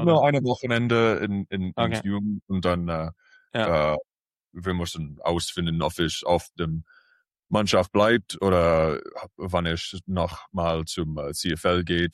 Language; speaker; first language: German; early bilingual, heritage; English